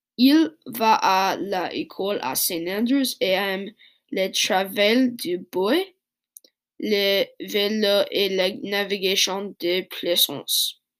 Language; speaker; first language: French; non-native, learner; English